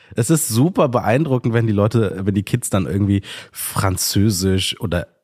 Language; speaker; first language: German; early bilingual, other home language; Sinhala